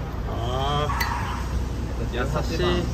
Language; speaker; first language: Japanese; native; Japanese